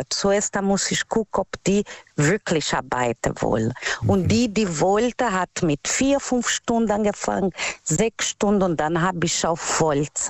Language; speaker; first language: German; non-native, learner; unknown